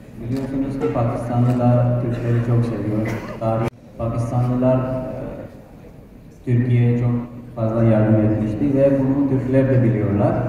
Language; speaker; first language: Turkish; non-native, fluent; Urdu